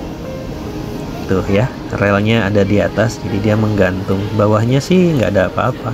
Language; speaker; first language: Indonesian; native; Indonesian